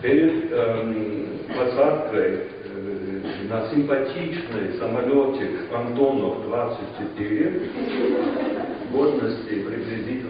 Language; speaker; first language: Russian; non-native, fluent; English